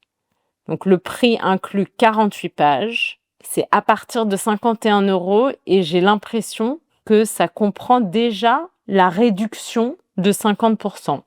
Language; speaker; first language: French; native; French